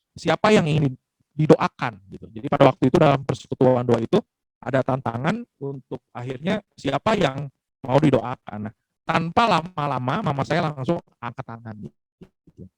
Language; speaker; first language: Indonesian; native; Indonesian